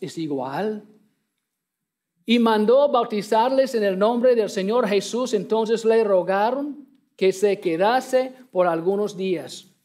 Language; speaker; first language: Spanish; non-native, learner; English